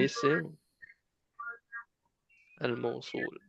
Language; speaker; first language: Arabic; non-native, fluent; Indonesian